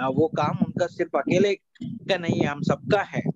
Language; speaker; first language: Hindi; non-native, local second language; Kannada